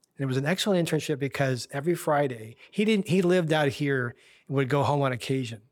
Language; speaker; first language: English; native; English